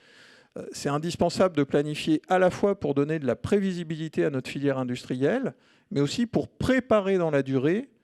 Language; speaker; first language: French; native; French